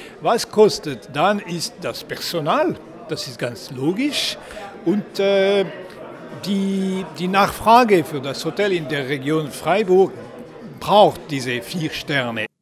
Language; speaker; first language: German; non-native, local second language; French